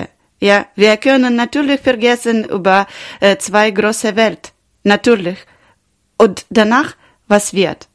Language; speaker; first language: German; non-native, learner; Ukrainian